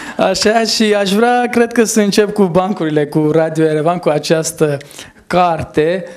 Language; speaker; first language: Romanian; non-native, fluent; Armenian